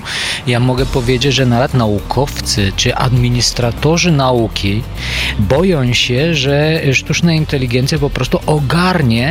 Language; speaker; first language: Polish; non-native, fluent; Bulgarian